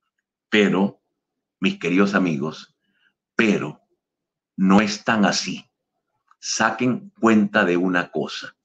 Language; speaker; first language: Spanish; native; Spanish